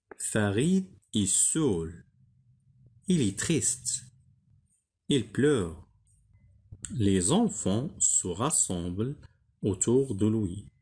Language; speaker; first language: French; non-native, local second language; Arabic